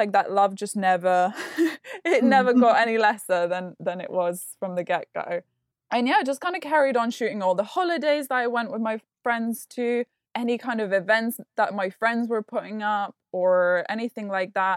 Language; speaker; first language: English; non-native, fluent; Lithuanian